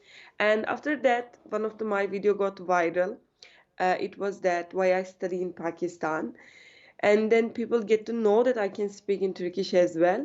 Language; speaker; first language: English; non-native, learner; Turkish